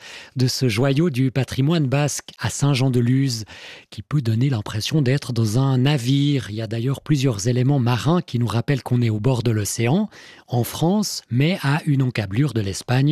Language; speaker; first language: French; native; French